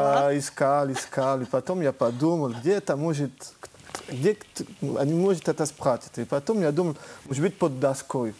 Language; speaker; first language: Russian; early bilingual, heritage; French